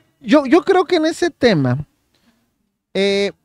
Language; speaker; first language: Spanish; native; Spanish